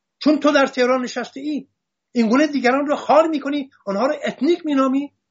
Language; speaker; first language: Persian; non-native, local second language; Assyrian Neo-Aramaic